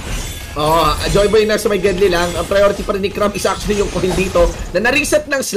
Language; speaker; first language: Filipino; native; Filipino